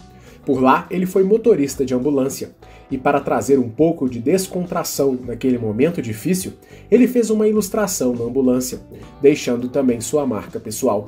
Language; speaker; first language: Portuguese; native; Portuguese